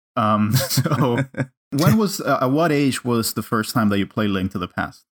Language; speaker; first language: English; non-native, fluent; Spanish